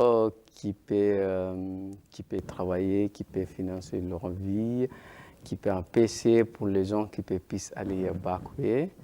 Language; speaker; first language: French; non-native, learner; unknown